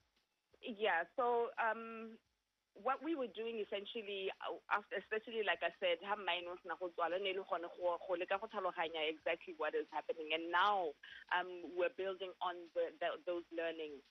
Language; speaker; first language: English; non-native, local second language; Tswana